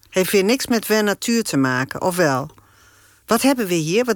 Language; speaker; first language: Dutch; native; Dutch